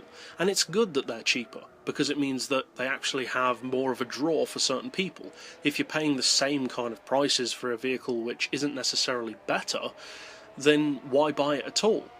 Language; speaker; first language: English; native; English